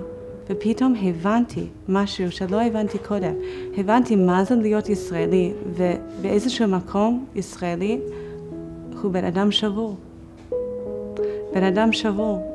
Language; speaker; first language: Hebrew; non-native, fluent; English